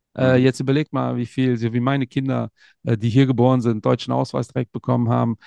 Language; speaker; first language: German; native; German